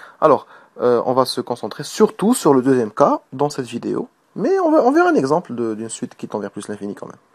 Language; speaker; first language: French; non-native, local second language; Arabic